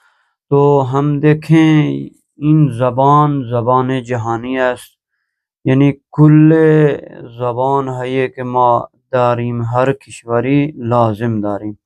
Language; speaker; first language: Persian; non-native, fluent; Urdu